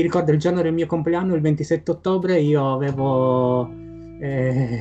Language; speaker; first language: Italian; native; Italian